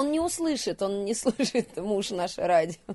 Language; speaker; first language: Russian; native; Russian